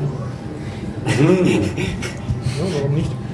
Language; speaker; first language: German; native; German